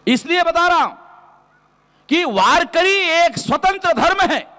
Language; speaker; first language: Hindi; non-native, local second language; Marathi